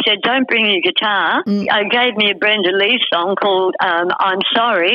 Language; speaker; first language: English; native; English